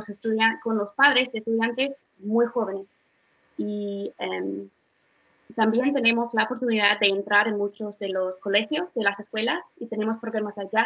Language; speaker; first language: Spanish; non-native, fluent; English